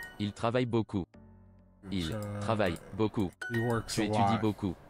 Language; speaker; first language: French; non-native, learner; English